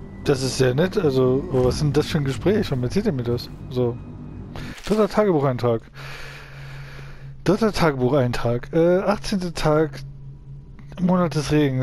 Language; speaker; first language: German; native; German